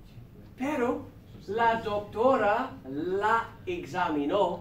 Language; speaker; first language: Spanish; non-native, learner; English